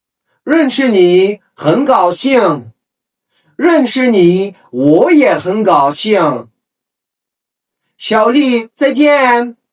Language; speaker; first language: Chinese; non-native, fluent; Kazakh